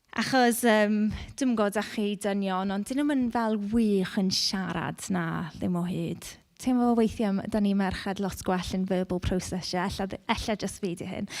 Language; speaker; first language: Welsh; non-native, local second language; English